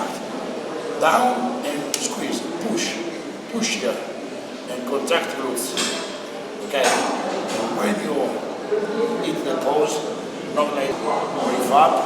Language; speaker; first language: English; non-native, learner; Italian